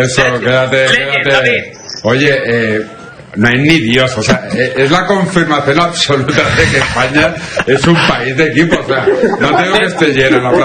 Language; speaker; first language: Spanish; native; Spanish